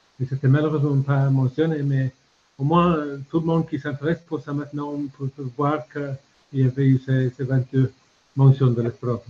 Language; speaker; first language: French; non-native, fluent; English